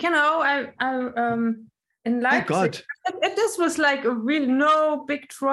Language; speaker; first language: English; non-native, fluent; German